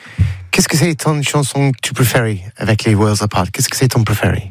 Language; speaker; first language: French; non-native, learner; English